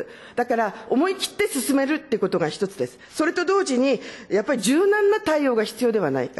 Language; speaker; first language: Japanese; native; Japanese